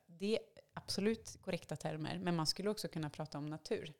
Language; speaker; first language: Swedish; non-native, fluent; French